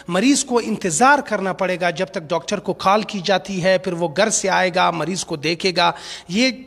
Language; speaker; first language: Urdu; non-native, local second language; Pashto